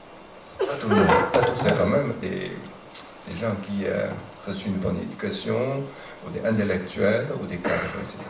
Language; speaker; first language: French; non-native, fluent; Chinese